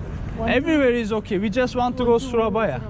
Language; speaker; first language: English; non-native, learner; Turkish